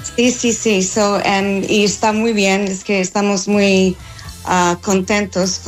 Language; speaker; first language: Spanish; non-native, fluent; English